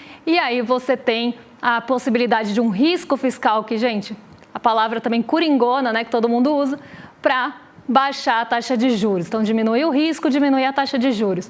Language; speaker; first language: Portuguese; native; Portuguese